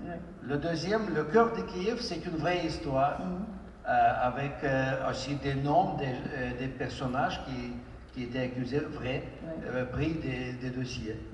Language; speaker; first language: French; non-native, fluent; Russian